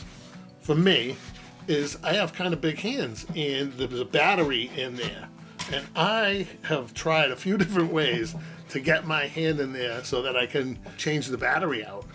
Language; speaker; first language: English; native; English